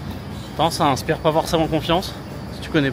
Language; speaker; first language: French; native; French